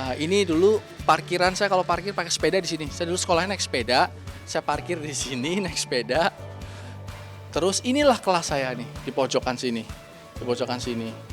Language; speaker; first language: Indonesian; native; Indonesian